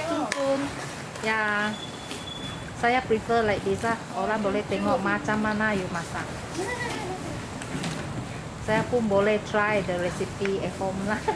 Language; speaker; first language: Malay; non-native, local second language; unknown